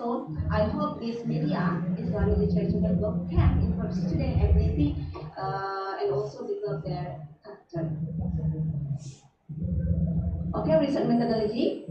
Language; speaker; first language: English; non-native, learner; Indonesian